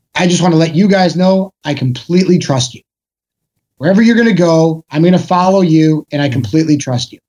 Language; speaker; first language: English; native; English